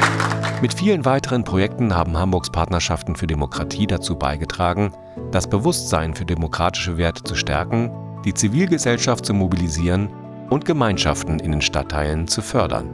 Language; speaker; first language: German; native; German